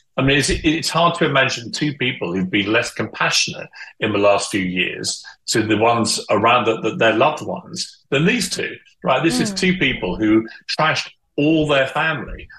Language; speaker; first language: English; native; English